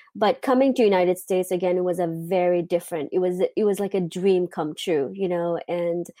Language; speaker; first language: English; non-native, fluent; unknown